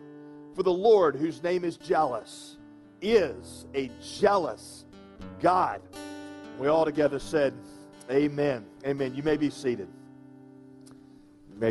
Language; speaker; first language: English; native; English